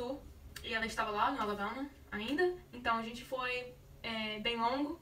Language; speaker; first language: Portuguese; non-native, learner; English